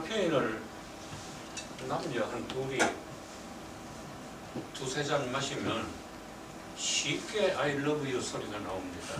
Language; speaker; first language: Korean; native; Korean